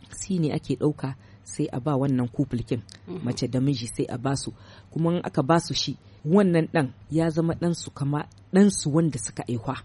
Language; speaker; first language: Hausa; native; Hausa